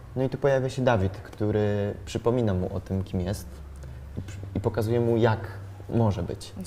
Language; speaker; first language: Polish; native; Polish